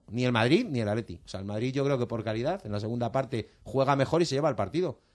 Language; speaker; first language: Spanish; native; Spanish